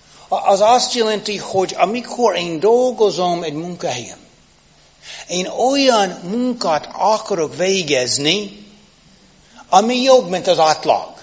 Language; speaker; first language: Hungarian; non-native, fluent; English